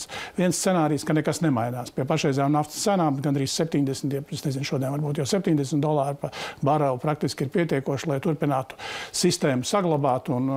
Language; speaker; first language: Latvian; native; Latvian